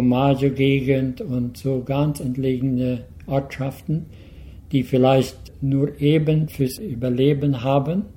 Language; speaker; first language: German; early bilingual, heritage; Low German